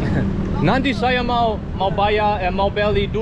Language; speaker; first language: Indonesian; non-native, learner; German